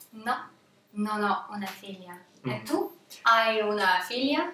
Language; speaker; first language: Italian; non-native, learner; Russian